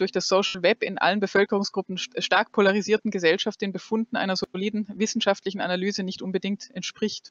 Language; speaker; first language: German; native; German